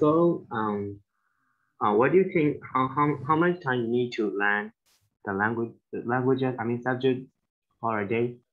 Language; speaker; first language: English; non-native, learner; Burmese